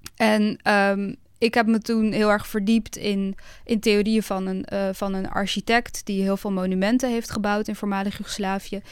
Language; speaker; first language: Dutch; early bilingual, other home language; Bosnian